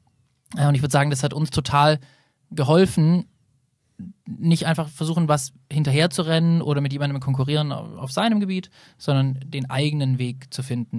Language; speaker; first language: German; native; German